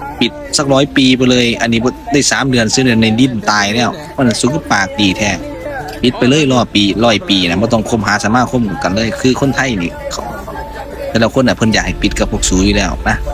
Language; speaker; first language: Thai; native; Thai